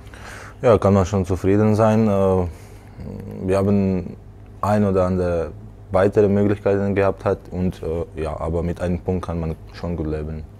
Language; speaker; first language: German; non-native, learner; Slovak